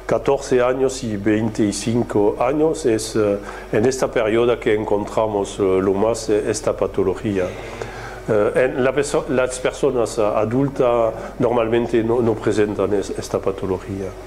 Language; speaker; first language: Spanish; non-native, fluent; French